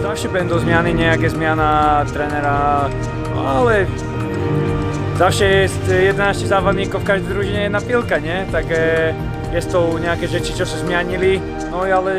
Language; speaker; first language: Polish; non-native, learner; Slovak